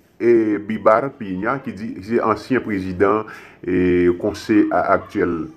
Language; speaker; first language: Haitian Creole; native; Haitian Creole